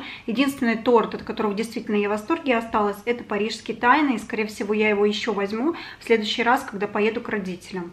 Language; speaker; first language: Russian; native; Russian